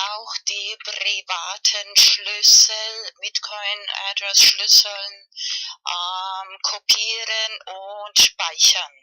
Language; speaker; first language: German; non-native, fluent; Spanish